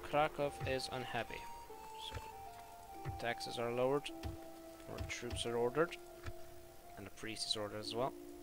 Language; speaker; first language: English; native; English